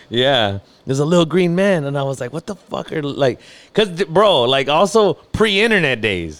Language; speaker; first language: English; native; English